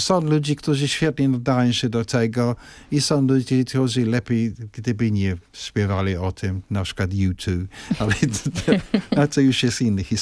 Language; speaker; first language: Polish; non-native, fluent; English